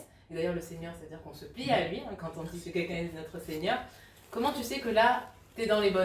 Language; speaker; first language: French; native; French